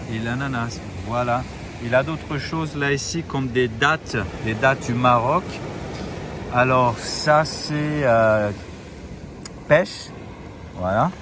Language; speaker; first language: French; non-native, fluent; German